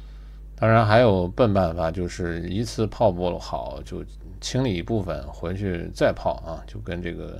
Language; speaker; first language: Chinese; native; Chinese